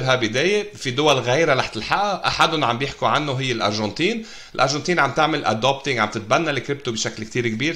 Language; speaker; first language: Arabic; native; Arabic